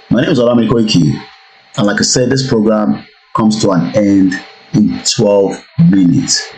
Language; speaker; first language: English; non-native, local second language; Yoruba